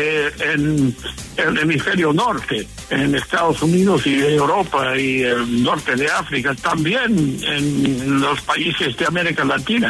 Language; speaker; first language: Spanish; non-native, fluent; English